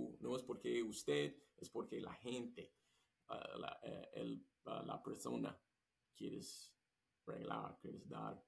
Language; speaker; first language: Spanish; non-native, learner; English